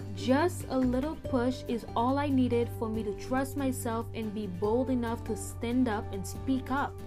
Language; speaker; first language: English; early bilingual, other home language; Haitian Creole